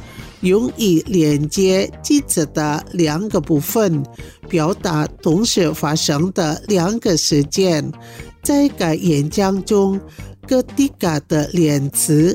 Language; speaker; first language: Chinese; early bilingual, heritage; Chinese